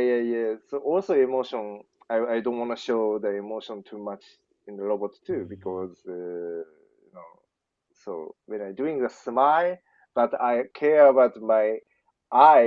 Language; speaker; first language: English; non-native, learner; Japanese